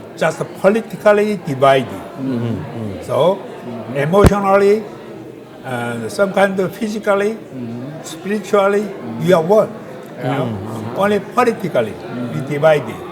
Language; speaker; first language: English; non-native, learner; Korean